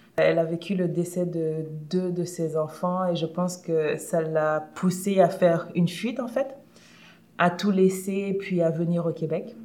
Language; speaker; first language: French; early bilingual, other home language; Haitian Creole